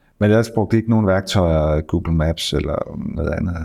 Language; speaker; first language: Danish; native; Danish